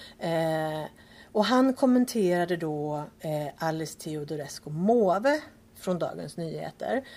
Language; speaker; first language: Swedish; early bilingual, other home language; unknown